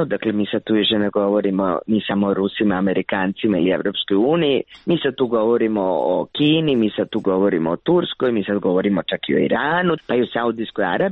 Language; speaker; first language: Croatian; native; Croatian